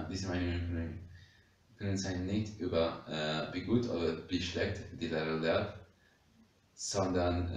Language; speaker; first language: German; non-native, learner; Spanish